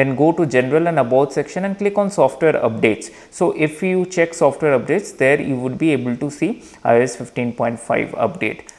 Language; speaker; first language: English; non-native, local second language; Hindi